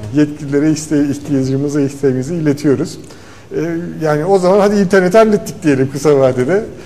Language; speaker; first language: Turkish; native; Turkish